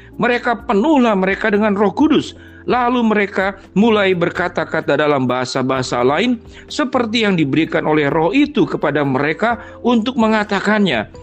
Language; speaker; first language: Indonesian; native; Indonesian